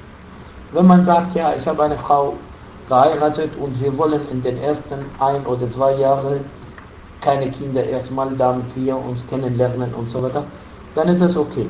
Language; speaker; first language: German; non-native, fluent; Arabic